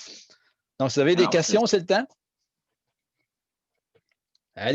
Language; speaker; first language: French; native; French